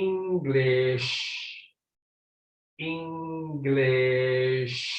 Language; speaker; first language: English; non-native, fluent; Indonesian